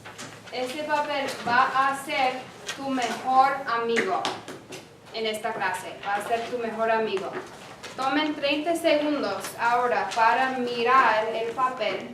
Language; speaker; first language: Spanish; non-native, fluent; English